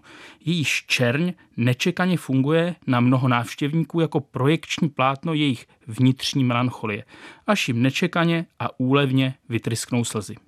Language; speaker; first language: Czech; native; Czech